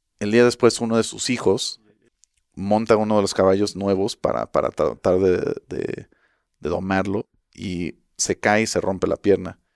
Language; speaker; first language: Spanish; early bilingual, heritage; Spanish